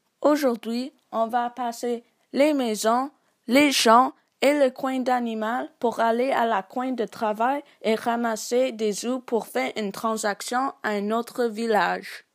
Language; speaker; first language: French; non-native, learner; English